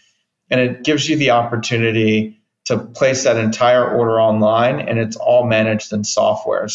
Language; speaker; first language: English; native; English